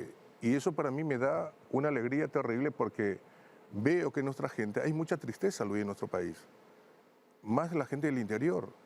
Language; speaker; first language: Spanish; native; Spanish